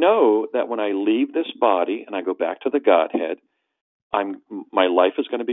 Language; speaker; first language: English; native; English